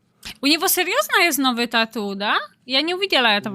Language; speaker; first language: Russian; non-native, learner; Polish